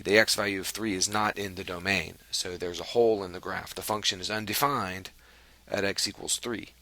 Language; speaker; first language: English; native; English